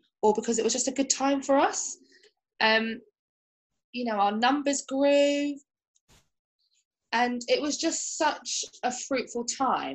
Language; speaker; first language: English; native; English